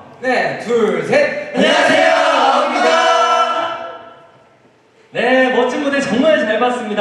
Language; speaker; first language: Korean; native; Korean